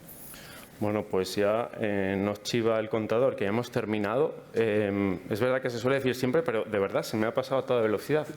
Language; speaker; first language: Spanish; native; Spanish